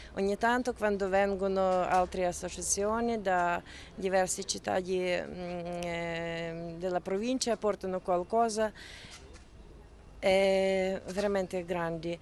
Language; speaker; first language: Italian; non-native, fluent; Ukrainian